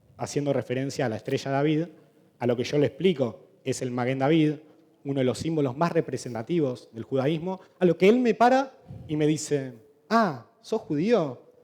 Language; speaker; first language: Spanish; native; Spanish